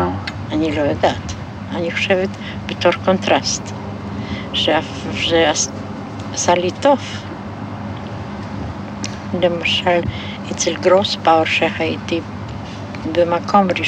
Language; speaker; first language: Hebrew; non-native, fluent; Polish